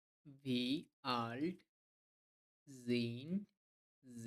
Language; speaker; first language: German; non-native, fluent; Bangla